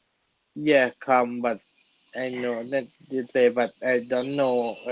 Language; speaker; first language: English; non-native, learner; Thai